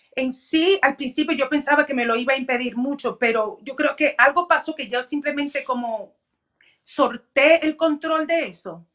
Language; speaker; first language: Spanish; early bilingual, heritage; Spanish